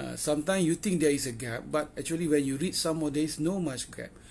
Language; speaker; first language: English; non-native, local second language; Malay